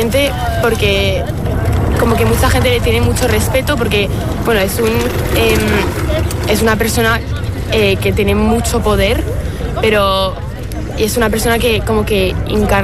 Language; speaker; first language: Spanish; non-native, fluent; French